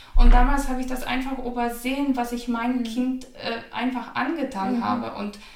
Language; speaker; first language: German; non-native, fluent; Polish